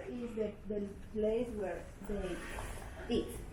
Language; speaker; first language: English; non-native, learner; Spanish